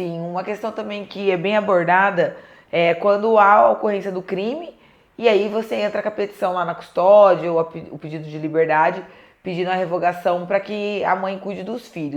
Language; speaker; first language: Portuguese; native; Portuguese